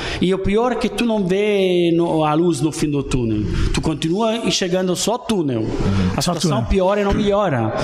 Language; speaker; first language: Portuguese; non-native, fluent; Italian